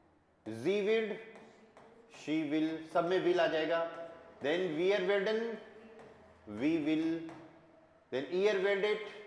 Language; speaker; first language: German; non-native, fluent; Hindi